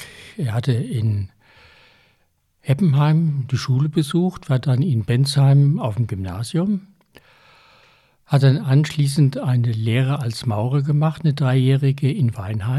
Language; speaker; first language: German; native; German